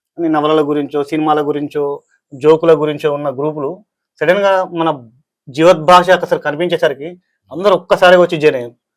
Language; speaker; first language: Telugu; native; Telugu